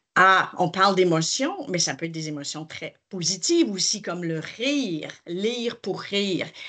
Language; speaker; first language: French; native; French